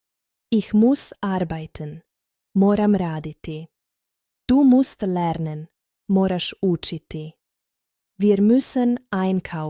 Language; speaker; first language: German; non-native, fluent; Croatian